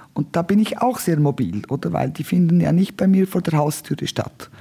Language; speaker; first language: German; non-native, local second language; Romansh